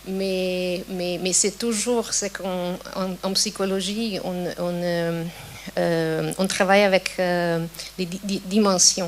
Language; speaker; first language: French; non-native, fluent; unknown